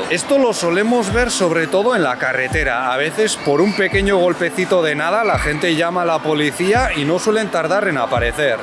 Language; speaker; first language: Spanish; native; Spanish